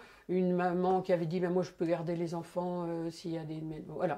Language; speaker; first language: French; native; French